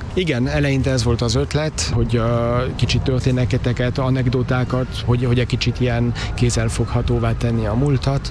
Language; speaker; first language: Hungarian; early bilingual, heritage; Hungarian